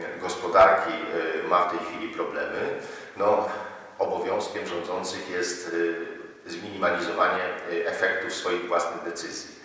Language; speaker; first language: Polish; native; Polish